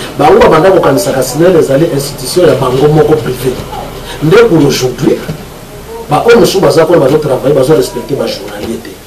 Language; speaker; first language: Lingala; non-native, local second language; Kongo